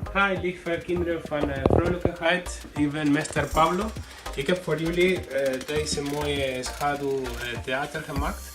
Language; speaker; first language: Dutch; non-native, learner; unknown